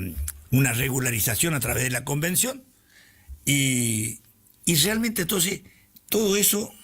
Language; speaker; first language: Spanish; native; Spanish